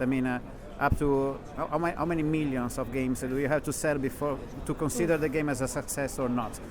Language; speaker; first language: English; non-native, fluent; Italian